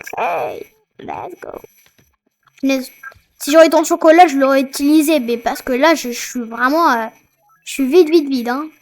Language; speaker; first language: French; native; French